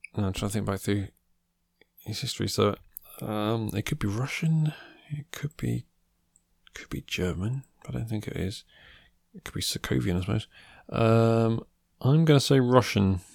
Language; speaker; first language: English; native; English